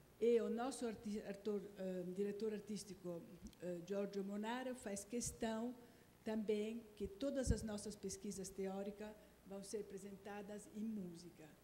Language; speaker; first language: Portuguese; non-native, fluent; Italian